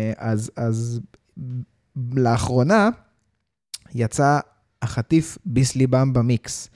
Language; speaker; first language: Hebrew; early bilingual, heritage; Hebrew